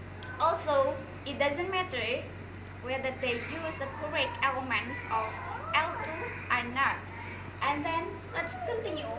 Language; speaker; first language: English; non-native, learner; Indonesian